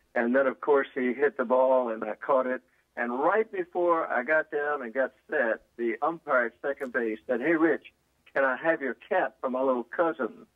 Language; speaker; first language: English; native; English